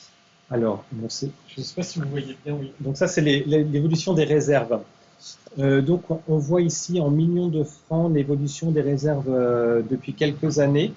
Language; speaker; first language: French; native; French